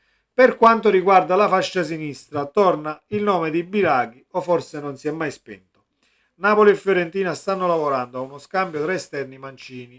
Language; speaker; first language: Italian; native; Italian